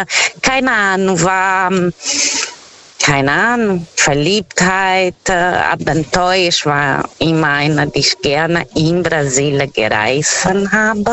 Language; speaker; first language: German; non-native, fluent; Portuguese